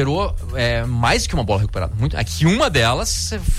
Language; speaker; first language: Portuguese; native; Portuguese